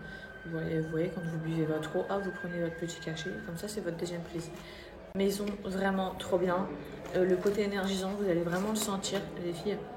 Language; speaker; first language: French; native; French